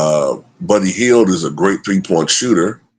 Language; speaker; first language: English; native; English